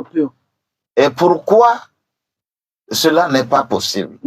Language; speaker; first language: French; non-native, local second language; Ewe